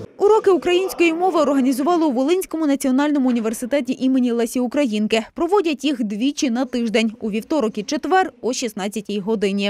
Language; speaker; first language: Ukrainian; native; Ukrainian